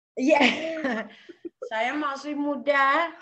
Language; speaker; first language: Indonesian; non-native, local second language; Javanese